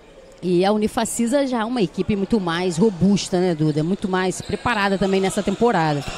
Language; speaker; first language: Portuguese; native; Portuguese